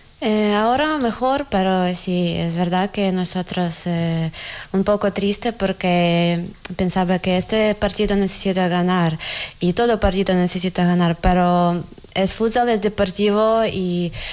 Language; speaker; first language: Spanish; non-native, learner; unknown